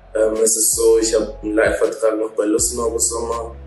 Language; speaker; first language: German; native; German